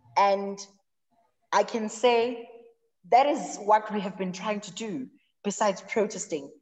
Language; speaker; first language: English; non-native, local second language; Zulu